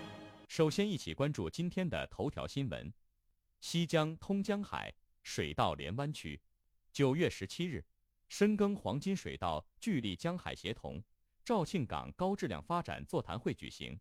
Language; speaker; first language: Chinese; native; Chinese